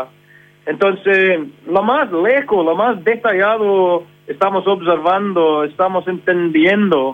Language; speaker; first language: Spanish; non-native, fluent; English